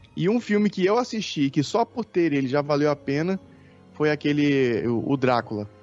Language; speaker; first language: Portuguese; native; Portuguese